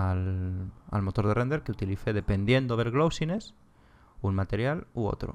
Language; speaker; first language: Spanish; native; Spanish